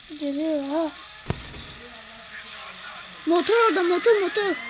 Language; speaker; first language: Turkish; native; Turkish